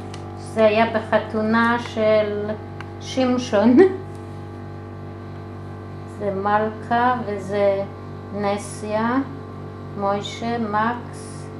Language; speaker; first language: Hebrew; early bilingual, other home language; German